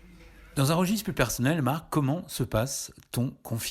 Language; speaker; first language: French; native; French